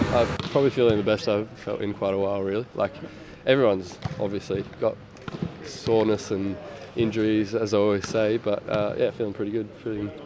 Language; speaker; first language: English; native; English